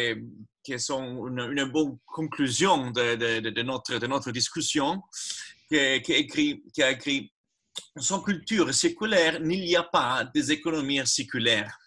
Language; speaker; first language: French; non-native, learner; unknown